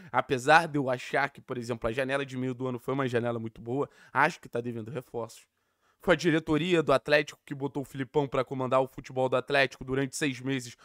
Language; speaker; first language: Portuguese; native; Portuguese